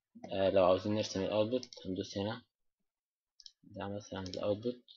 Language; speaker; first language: Arabic; native; Arabic